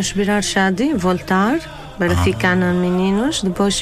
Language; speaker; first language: Portuguese; non-native, learner; Arabic